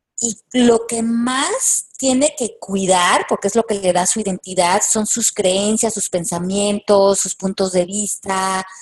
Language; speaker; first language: Spanish; native; Spanish